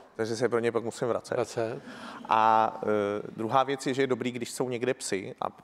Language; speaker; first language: Czech; native; Czech